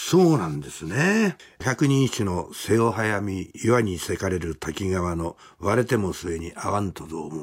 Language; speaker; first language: Japanese; native; Japanese